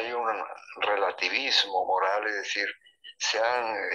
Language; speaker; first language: Spanish; native; Spanish